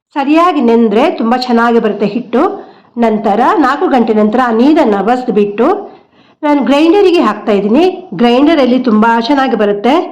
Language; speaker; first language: Kannada; non-native, local second language; Konkani